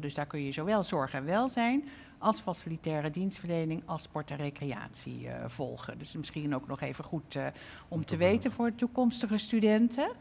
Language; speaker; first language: Dutch; native; Dutch